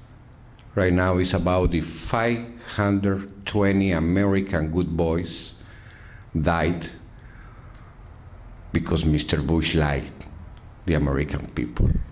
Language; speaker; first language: English; non-native, learner; Spanish